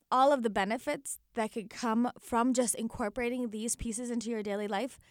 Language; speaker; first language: English; native; English